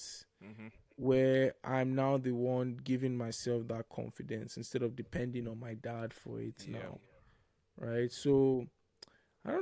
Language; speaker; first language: English; non-native, local second language; Yoruba